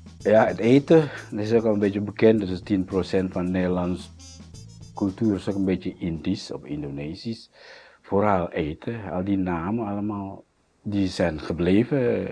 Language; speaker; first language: Dutch; non-native, fluent; Indonesian